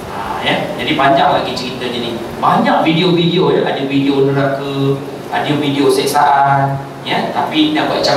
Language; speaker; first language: Malay; native; Malay